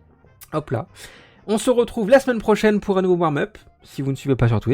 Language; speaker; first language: French; native; French